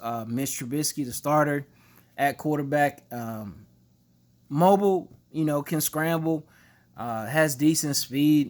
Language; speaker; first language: English; native; English